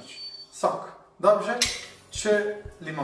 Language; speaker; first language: Polish; non-native, learner; Italian